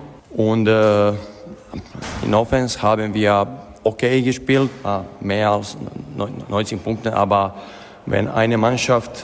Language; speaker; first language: German; non-native, learner; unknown